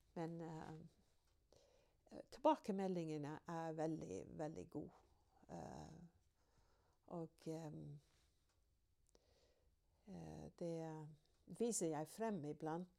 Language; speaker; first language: Norwegian; non-native, fluent; English